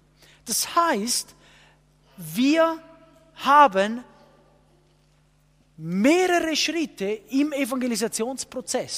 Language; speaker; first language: German; non-native, fluent; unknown